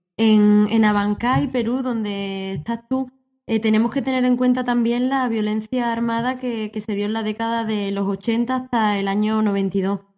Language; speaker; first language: Spanish; native; Spanish